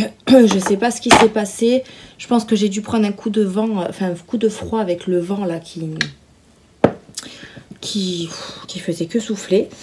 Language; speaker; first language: French; native; French